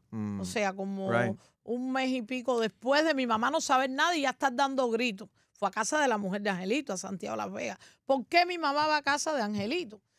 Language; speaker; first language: Spanish; native; Spanish